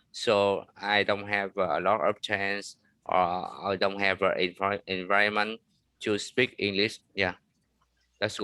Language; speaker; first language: English; non-native, learner; Vietnamese